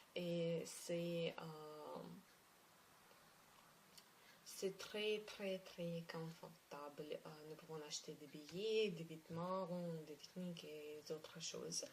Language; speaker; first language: French; non-native, learner; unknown